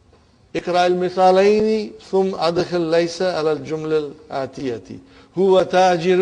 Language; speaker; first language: Arabic; non-native, fluent; Urdu